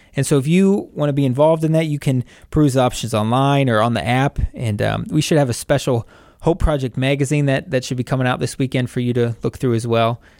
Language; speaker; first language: English; native; English